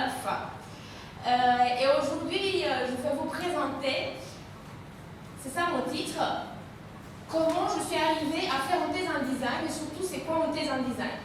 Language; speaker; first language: French; non-native, fluent; Romanian